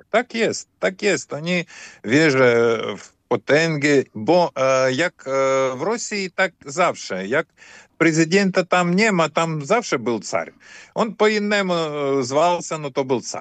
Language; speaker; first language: Polish; non-native, fluent; Ukrainian